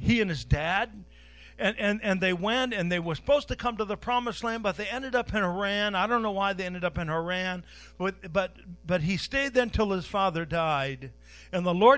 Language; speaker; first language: English; native; English